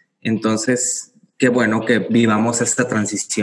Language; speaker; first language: Spanish; native; Spanish